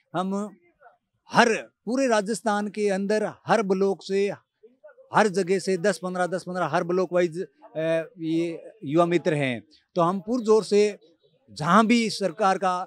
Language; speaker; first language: Hindi; native; Hindi